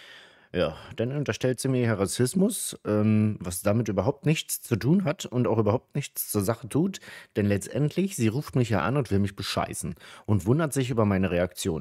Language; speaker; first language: German; native; German